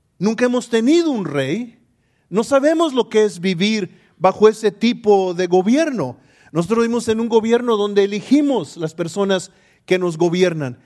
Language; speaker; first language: Spanish; early bilingual, heritage; English